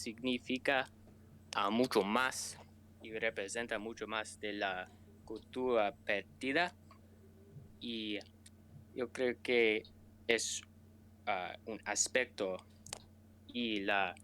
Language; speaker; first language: Spanish; non-native, learner; English